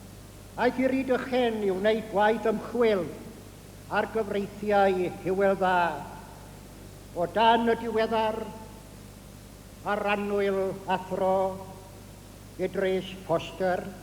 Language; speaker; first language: Welsh; native; Welsh